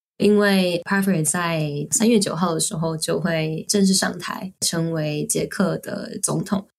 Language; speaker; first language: Chinese; native; Chinese